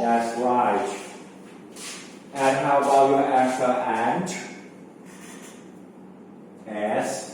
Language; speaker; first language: English; non-native, fluent; Thai